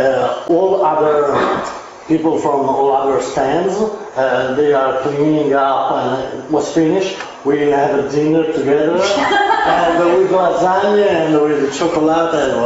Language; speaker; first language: English; non-native, learner; Italian